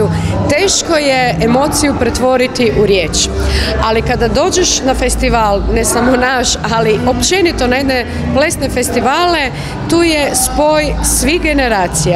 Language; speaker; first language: Croatian; native; Croatian